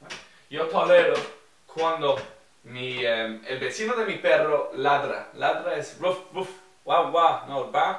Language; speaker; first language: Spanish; non-native, fluent; English